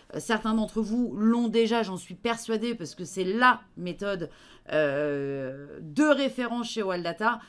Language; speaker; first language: French; native; French